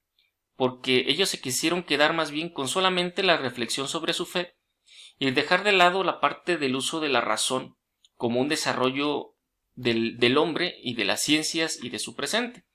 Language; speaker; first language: Spanish; native; Spanish